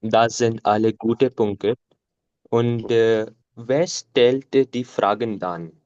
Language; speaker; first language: German; non-native, learner; Hindi